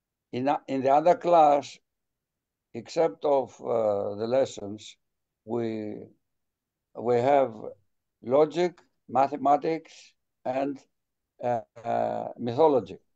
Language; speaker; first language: English; non-native, fluent; Greek